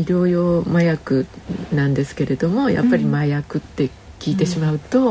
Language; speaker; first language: Japanese; native; Japanese